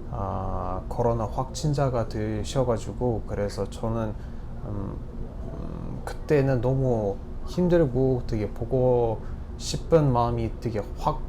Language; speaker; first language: Korean; non-native, fluent; Uzbek